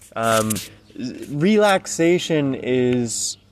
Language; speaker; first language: English; native; English